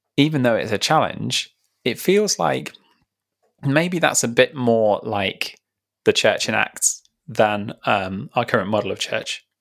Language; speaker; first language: English; native; English